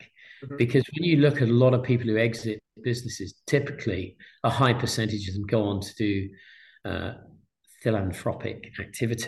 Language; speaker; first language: English; native; English